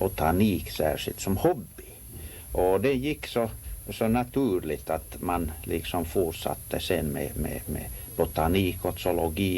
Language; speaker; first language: Swedish; non-native, local second language; Finnish